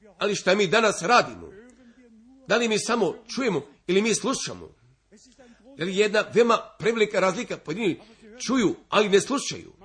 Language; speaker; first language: Serbian; early bilingual, heritage; Serbian